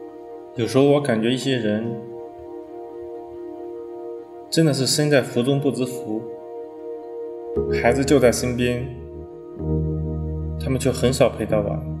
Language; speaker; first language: Chinese; native; Chinese